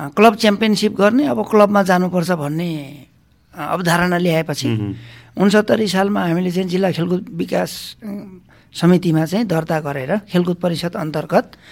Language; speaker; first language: Nepali; non-native, local second language; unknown